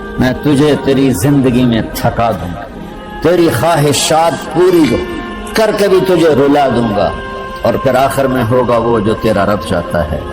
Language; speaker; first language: Urdu; non-native, local second language; Punjabi